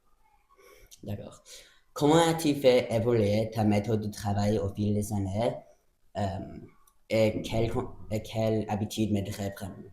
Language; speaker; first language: French; non-native, local second language; English